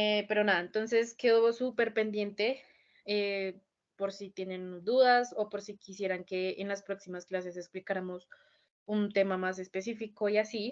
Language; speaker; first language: Spanish; native; Spanish